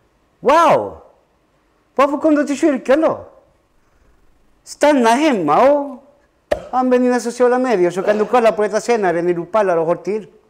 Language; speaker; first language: Swedish; non-native, fluent; Spanish